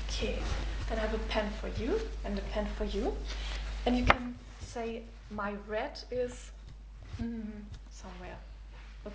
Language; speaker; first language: English; non-native, fluent; German